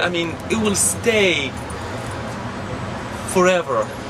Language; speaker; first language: English; non-native, fluent; Arabic